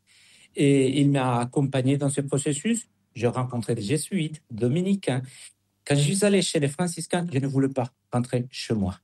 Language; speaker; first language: French; non-native, fluent; Spanish